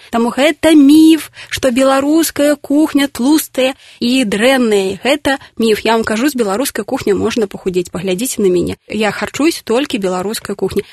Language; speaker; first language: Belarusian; native; Belarusian